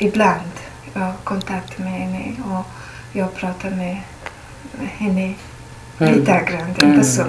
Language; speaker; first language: Swedish; non-native, learner; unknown